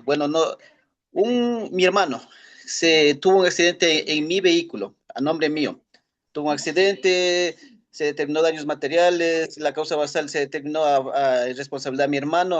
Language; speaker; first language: Spanish; native; Spanish